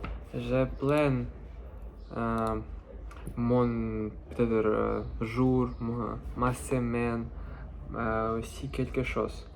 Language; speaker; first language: French; non-native, learner; Russian